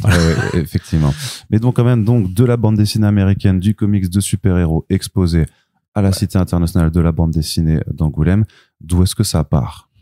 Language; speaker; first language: French; native; French